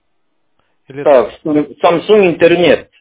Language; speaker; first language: Russian; non-native, learner; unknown